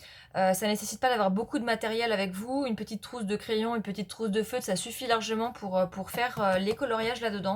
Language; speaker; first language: French; native; French